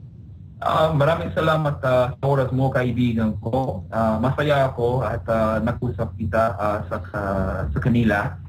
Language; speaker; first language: Filipino; non-native, learner; English